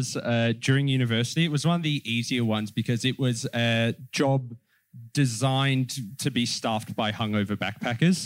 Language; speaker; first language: English; native; English